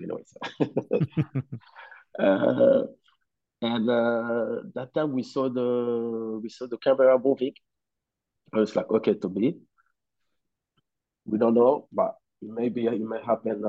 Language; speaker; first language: English; non-native, learner; French